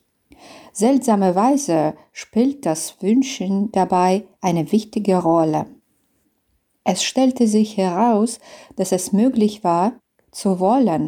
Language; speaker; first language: German; non-native, fluent; Belarusian